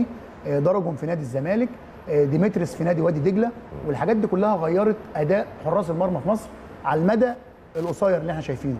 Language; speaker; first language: Arabic; native; Arabic